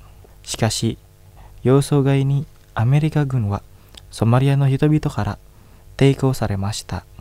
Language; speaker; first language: Japanese; non-native, fluent; Indonesian